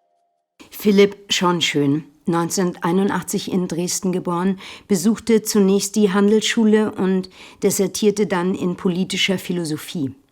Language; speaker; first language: German; native; German